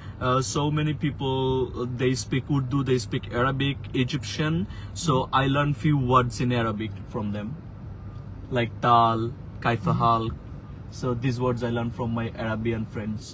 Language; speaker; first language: English; non-native, fluent; Bangla